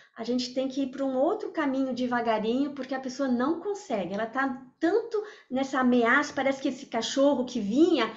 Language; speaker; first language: Portuguese; early bilingual, other home language; French